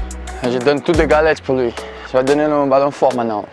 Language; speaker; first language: French; non-native, learner; Portuguese